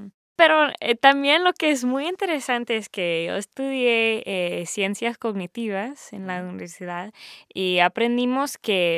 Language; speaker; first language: Spanish; early bilingual, heritage; English